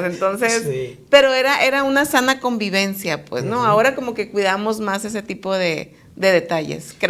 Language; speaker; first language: Spanish; native; Spanish